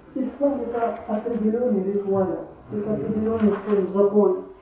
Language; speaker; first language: Russian; non-native, fluent; Arabic